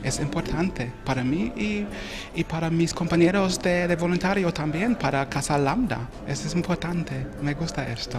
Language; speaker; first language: Spanish; non-native, learner; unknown